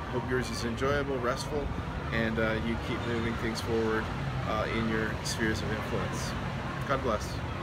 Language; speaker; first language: English; native; English